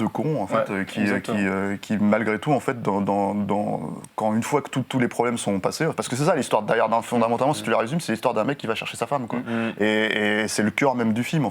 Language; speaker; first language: French; native; French